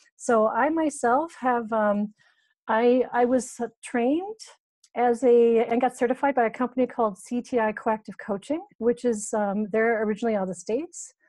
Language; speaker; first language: English; native; English